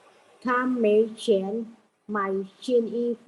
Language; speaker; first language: Chinese; non-native, learner; Indonesian